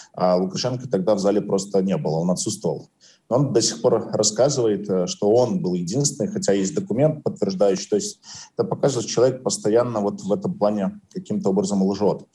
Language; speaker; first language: Russian; native; Russian